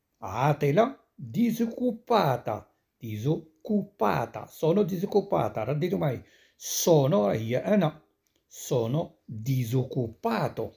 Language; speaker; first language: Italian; non-native, fluent; Arabic